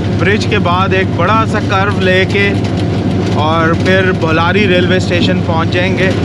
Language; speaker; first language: Urdu; native; Urdu